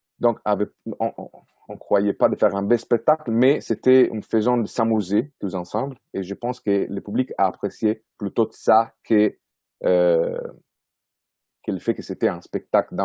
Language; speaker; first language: French; non-native, fluent; Italian